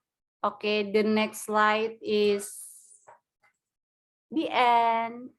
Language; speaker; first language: English; non-native, learner; Indonesian